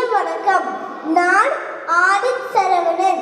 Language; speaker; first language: Tamil; early bilingual, heritage; Tamil